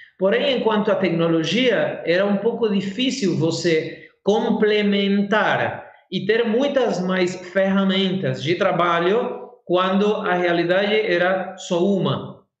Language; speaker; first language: Portuguese; non-native, fluent; Spanish